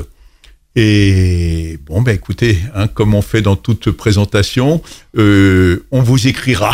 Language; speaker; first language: French; native; French